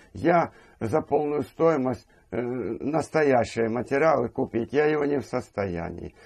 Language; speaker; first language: Russian; native; Russian